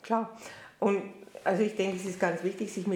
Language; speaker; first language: German; native; German